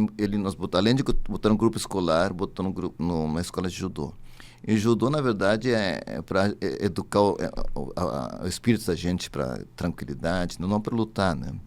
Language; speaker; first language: Portuguese; early bilingual, other home language; Japanese